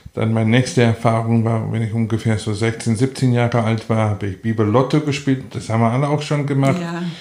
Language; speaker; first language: German; non-native, fluent; Afrikaans